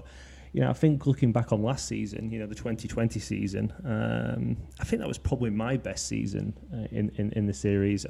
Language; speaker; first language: English; native; English